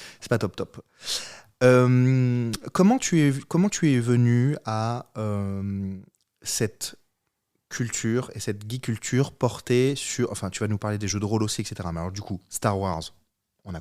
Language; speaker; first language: French; native; French